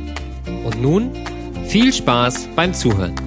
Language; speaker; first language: German; native; German